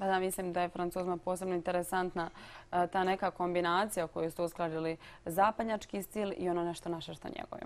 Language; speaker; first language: Bosnian; native; Bosnian